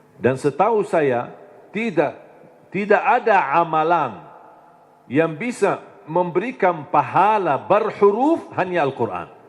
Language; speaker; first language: Indonesian; non-native, fluent; Arabic